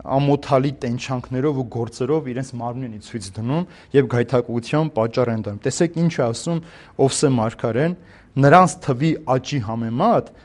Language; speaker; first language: Armenian; native; Armenian